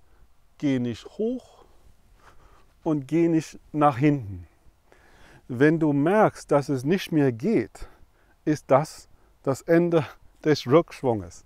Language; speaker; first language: German; non-native, fluent; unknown